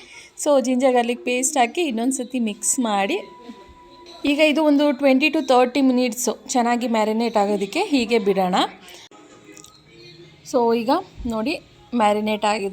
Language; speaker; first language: Kannada; native; Kannada